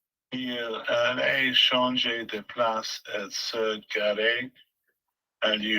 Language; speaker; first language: French; non-native, learner; English